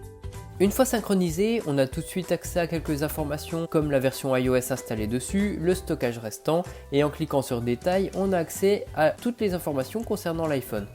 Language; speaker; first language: French; native; French